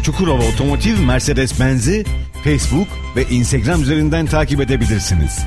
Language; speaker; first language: Turkish; native; Turkish